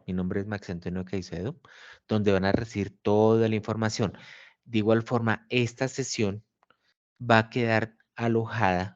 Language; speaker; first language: Spanish; native; Spanish